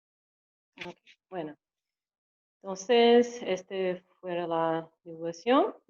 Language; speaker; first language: Spanish; non-native, learner; Portuguese